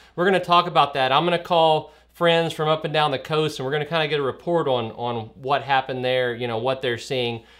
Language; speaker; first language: English; native; English